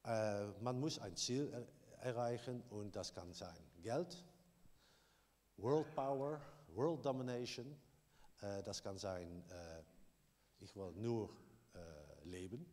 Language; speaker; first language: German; non-native, learner; Dutch